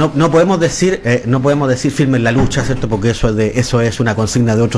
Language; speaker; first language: Spanish; native; Spanish